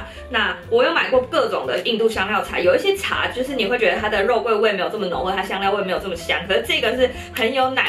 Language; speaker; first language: Chinese; native; Chinese